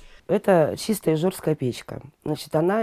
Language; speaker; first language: Russian; native; Russian